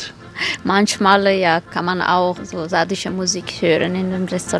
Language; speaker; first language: German; non-native, fluent; Italian